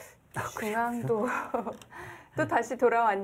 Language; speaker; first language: Korean; native; Korean